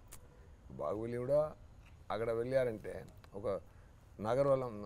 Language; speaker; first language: Telugu; non-native, local second language; Tamil